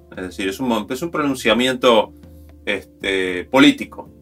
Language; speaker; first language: Spanish; native; Spanish